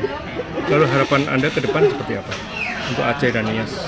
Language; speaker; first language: Indonesian; native; Indonesian